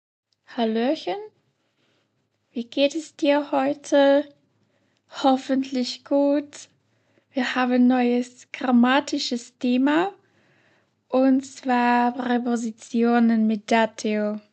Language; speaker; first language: German; non-native, fluent; Slovak